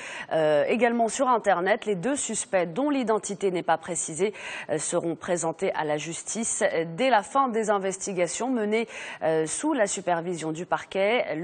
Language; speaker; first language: French; non-native, local second language; Arabic